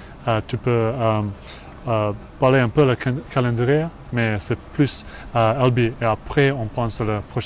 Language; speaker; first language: French; non-native, learner; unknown